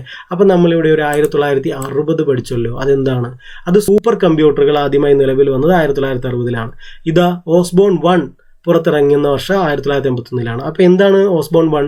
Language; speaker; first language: Malayalam; native; Malayalam